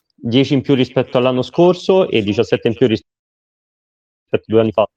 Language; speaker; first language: Italian; native; Italian